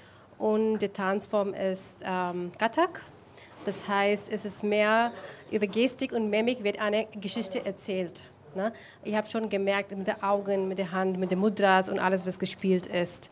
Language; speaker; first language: German; non-native, fluent; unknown